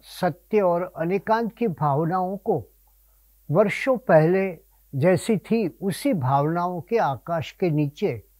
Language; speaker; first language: Hindi; non-native, local second language; Gujarati